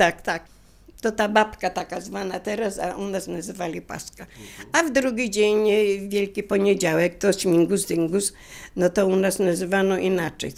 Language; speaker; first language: Polish; native; Polish